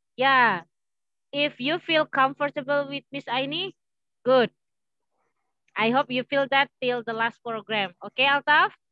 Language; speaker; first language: English; non-native, learner; Indonesian